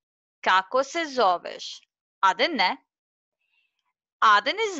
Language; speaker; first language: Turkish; non-native, learner; Serbian